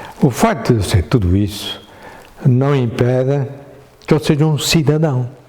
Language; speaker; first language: Portuguese; native; Portuguese